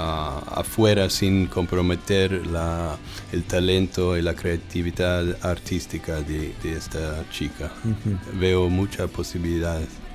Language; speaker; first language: Spanish; non-native, fluent; English